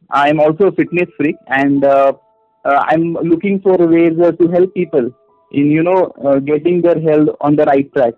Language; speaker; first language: English; non-native, local second language; Marathi